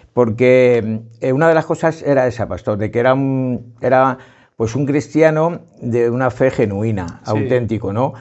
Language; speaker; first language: Spanish; native; Spanish